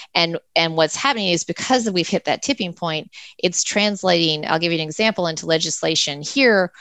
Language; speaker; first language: English; native; English